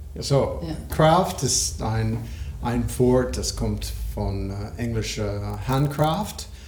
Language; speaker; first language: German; non-native, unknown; English